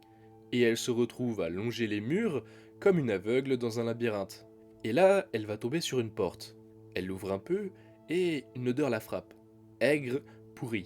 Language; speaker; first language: French; native; French